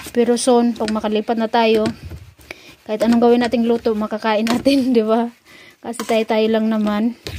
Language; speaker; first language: Filipino; non-native, local second language; Cebuano